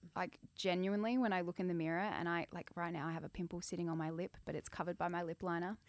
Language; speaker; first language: English; native; English